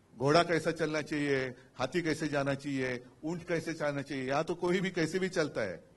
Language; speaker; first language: Hindi; non-native, local second language; Marathi